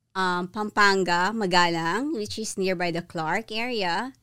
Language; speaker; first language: English; non-native, local second language; Filipino